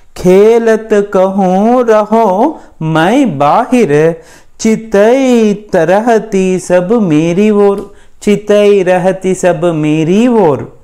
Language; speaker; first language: Hindi; non-native, local second language; Kannada